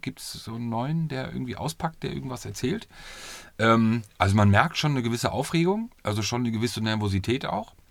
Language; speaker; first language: German; native; German